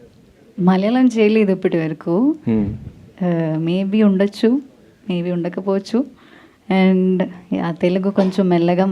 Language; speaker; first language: Telugu; non-native, learner; Malayalam